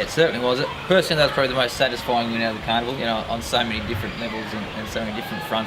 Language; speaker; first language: English; native; English